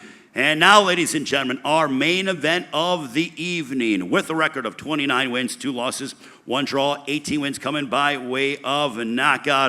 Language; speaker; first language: English; native; English